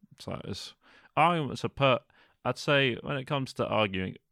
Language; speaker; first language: English; native; English